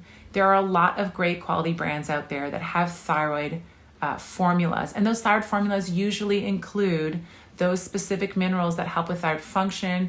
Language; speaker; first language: English; native; English